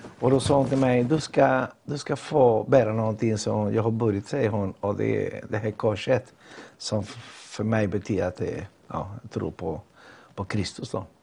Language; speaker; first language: Swedish; non-native, fluent; Spanish